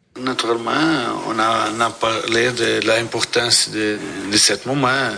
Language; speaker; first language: French; non-native, learner; Portuguese